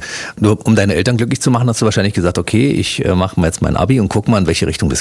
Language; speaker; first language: German; native; German